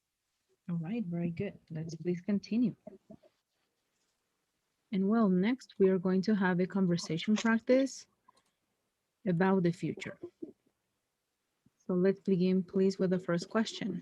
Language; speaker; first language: English; non-native, fluent; Spanish